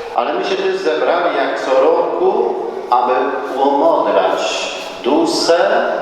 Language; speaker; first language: Polish; native; Polish